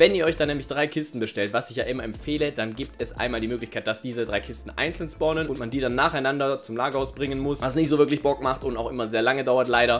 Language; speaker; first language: German; native; German